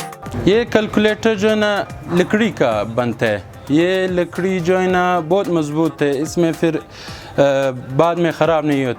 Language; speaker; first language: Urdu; non-native, local second language; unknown